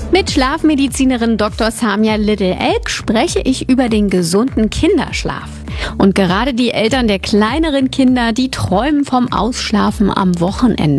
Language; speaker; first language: German; native; German